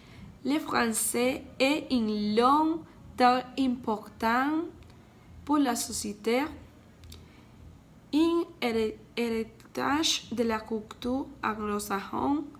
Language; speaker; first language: French; non-native, learner; Spanish